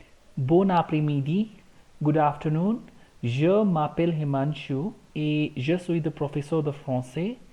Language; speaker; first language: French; non-native, fluent; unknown